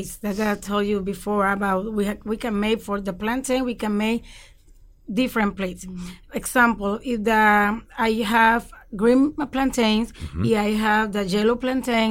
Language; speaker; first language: English; non-native, learner; Spanish